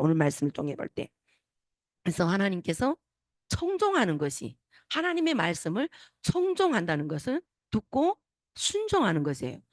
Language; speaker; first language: Korean; native; Korean